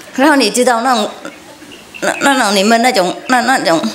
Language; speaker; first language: Chinese; non-native, fluent; Vietnamese